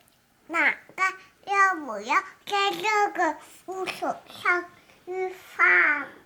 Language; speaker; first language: Chinese; early bilingual, heritage; Chinese